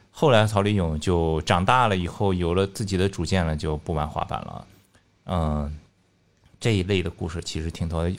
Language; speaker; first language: Chinese; native; Chinese